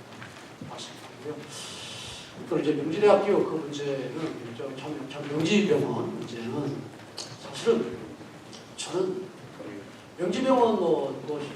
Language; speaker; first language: Korean; native; Korean